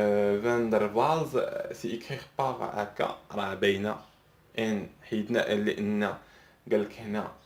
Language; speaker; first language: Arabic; native; Arabic